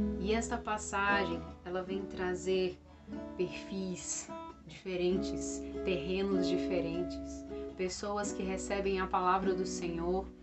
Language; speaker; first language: Portuguese; native; Portuguese